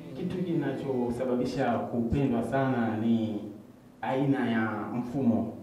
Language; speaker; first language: Swahili; native; Swahili